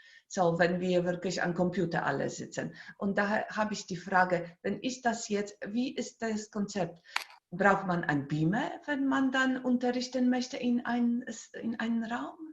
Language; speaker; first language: German; non-native, fluent; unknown